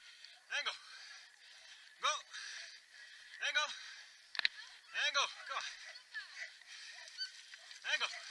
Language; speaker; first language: Dutch; native; Dutch